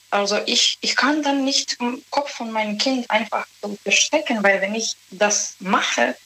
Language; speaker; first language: German; non-native, learner; Serbian